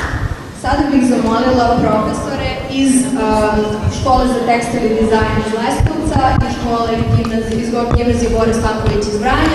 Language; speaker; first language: Serbian; native; Serbian